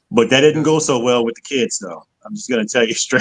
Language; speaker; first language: English; native; English